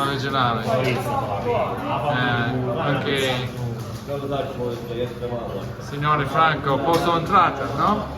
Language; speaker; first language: Italian; non-native, learner; English